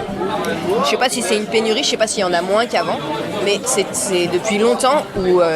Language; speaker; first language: French; native; French